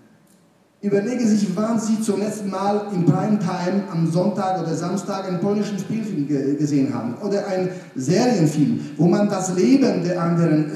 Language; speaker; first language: German; non-native, fluent; Polish